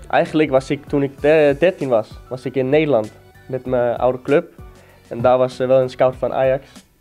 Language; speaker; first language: Dutch; non-native, fluent; Danish